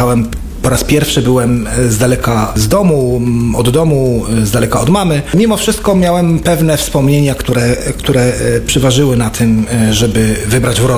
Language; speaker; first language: Polish; non-native, fluent; Arabic